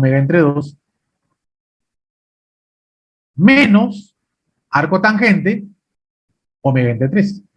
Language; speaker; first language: Spanish; native; Spanish